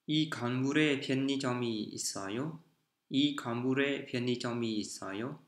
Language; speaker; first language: Korean; non-native, fluent; Vietnamese